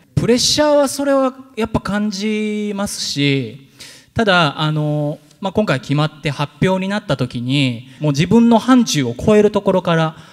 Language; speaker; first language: Japanese; native; Japanese